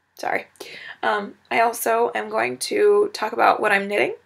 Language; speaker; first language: English; native; English